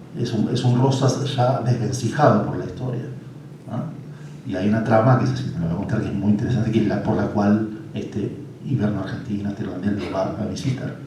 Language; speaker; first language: Spanish; native; Spanish